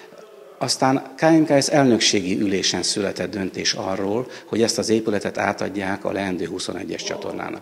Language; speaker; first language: Hungarian; native; Hungarian